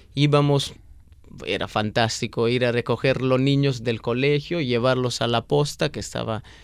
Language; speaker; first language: Spanish; non-native, fluent; Italian